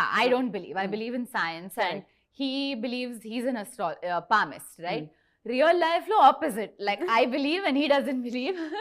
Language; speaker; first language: Telugu; non-native, learner; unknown